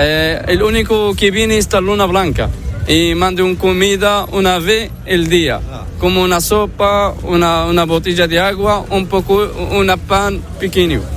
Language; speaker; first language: Spanish; non-native, learner; Arabic